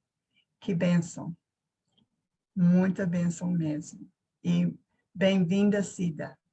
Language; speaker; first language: Portuguese; non-native, fluent; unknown